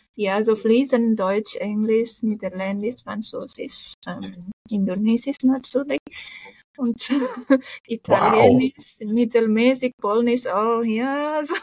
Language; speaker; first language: German; non-native, fluent; Indonesian